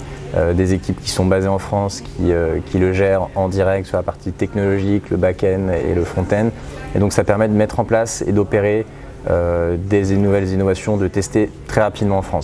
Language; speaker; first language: French; native; French